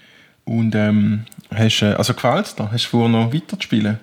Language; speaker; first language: German; native; German